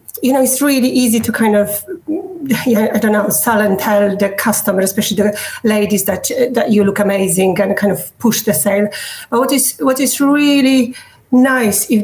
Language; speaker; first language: English; non-native, fluent; Polish